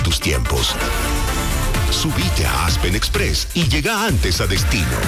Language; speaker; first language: Spanish; native; Spanish